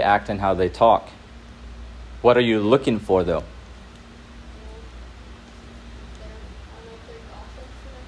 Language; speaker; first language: English; non-native, local second language; Filipino